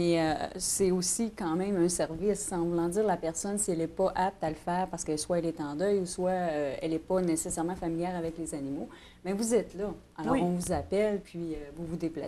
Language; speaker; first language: French; native; French